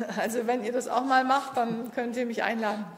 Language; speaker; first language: German; native; German